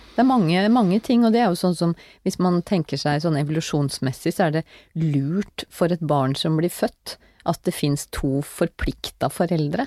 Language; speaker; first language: Norwegian; native; Norwegian